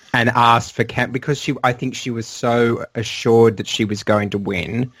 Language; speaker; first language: English; native; English